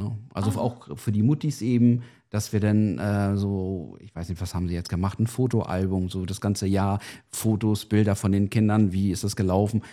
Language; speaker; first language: German; non-native, fluent; Portuguese